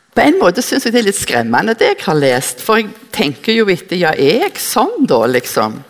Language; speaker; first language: Norwegian; native; Norwegian